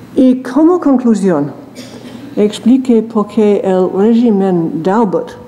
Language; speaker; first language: Spanish; non-native, learner; English